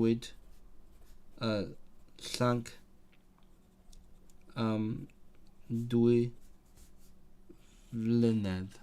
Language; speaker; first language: Welsh; non-native, learner; Cantonese